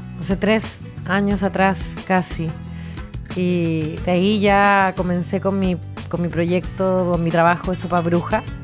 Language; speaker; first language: Spanish; native; Spanish